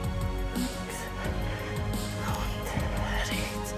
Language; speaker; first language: German; non-native, learner; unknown